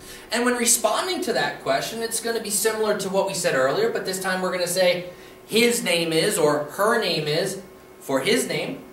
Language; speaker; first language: English; native; English